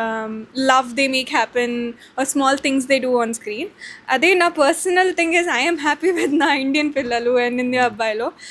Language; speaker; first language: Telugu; non-native, learner; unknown